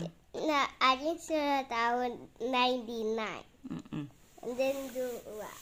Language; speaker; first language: Indonesian; early bilingual, heritage; English